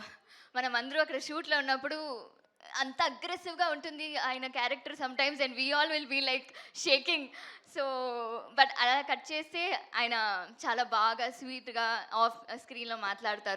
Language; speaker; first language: Telugu; non-native, learner; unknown